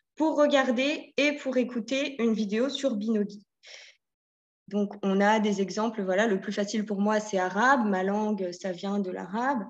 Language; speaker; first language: French; native; French